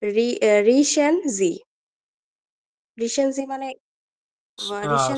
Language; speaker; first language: German; non-native, learner; Bangla